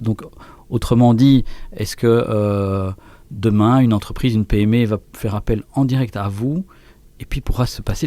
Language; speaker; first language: French; native; French